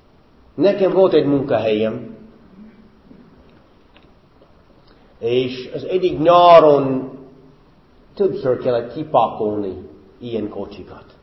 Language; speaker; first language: Hungarian; non-native, fluent; English